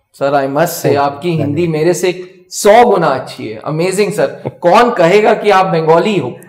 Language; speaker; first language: Hindi; native; Hindi